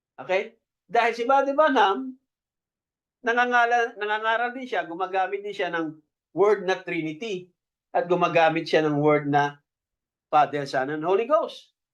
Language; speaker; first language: Filipino; native; Filipino